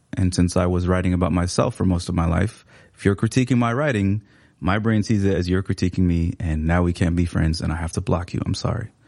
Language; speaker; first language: English; early bilingual, other home language; Somali